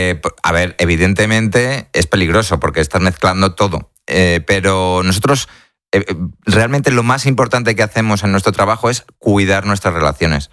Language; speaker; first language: Spanish; native; Spanish